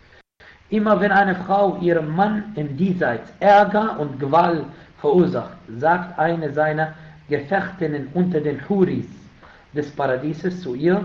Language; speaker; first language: German; non-native, fluent; Arabic